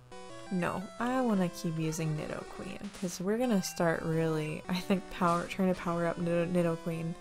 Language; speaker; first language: English; native; English